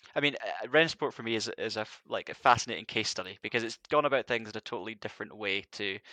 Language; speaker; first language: English; native; English